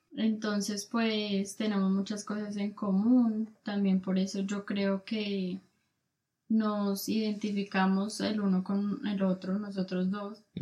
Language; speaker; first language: Spanish; native; Spanish